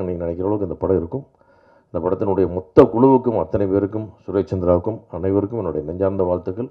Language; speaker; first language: Tamil; native; Tamil